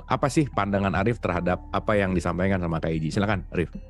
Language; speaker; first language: Indonesian; native; Indonesian